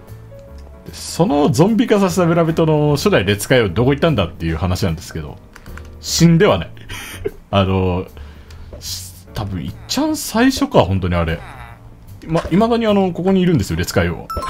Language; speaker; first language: Japanese; native; Japanese